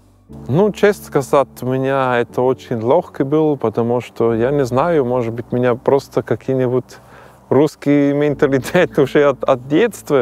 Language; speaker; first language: Russian; non-native, learner; German